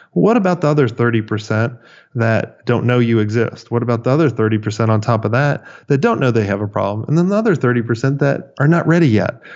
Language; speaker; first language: English; native; English